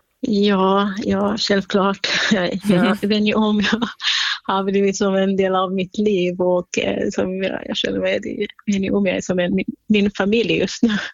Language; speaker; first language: Swedish; non-native, fluent; Central Kurdish